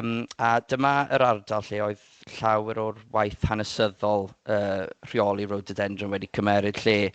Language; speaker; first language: Welsh; native; Welsh